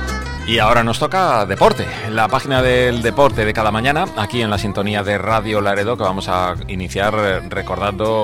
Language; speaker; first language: Spanish; native; Spanish